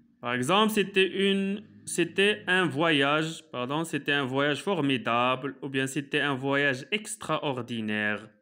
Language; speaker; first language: French; non-native, local second language; Arabic